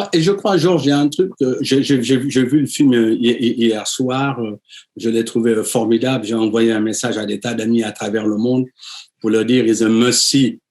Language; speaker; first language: French; native; French